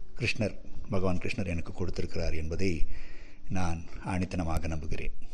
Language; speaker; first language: Tamil; non-native, local second language; Telugu